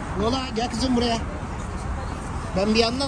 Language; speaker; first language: Turkish; native; Turkish